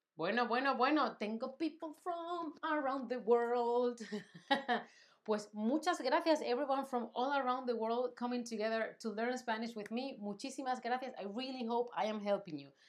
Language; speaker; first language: English; non-native, fluent; Spanish